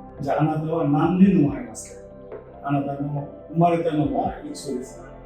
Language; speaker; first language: Japanese; non-native, learner; Bangla